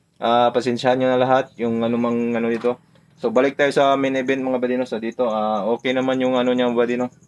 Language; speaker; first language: Filipino; non-native, local second language; Cebuano